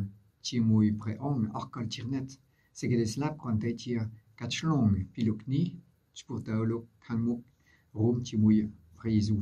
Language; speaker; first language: Khmer; non-native, fluent; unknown